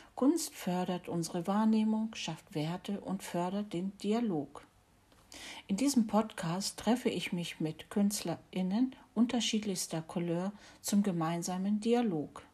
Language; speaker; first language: German; native; German